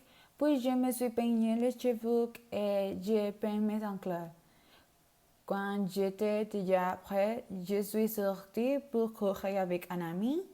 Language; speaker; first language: French; non-native, learner; Spanish